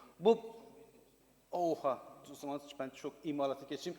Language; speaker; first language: Turkish; non-native, learner; Persian